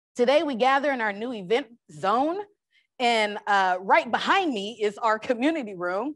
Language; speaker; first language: English; native; English